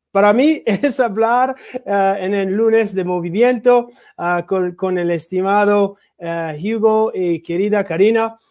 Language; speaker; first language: Spanish; non-native, learner; English